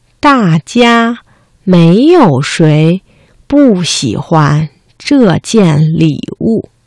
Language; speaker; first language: Chinese; non-native, fluent; Vietnamese